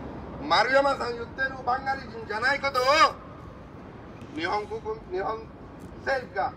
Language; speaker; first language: Japanese; non-native, fluent; Rohingya